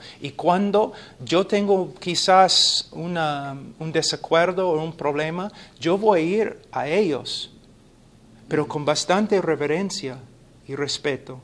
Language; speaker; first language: Spanish; non-native, fluent; English